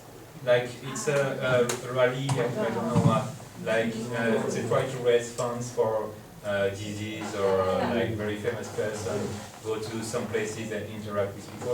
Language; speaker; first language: English; non-native, fluent; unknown